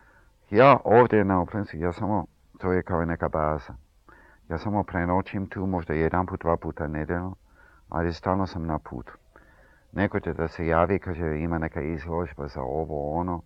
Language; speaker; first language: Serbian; early bilingual, heritage; Serbian